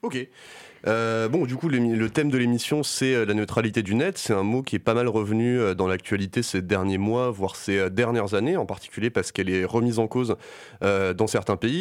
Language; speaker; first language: French; native; French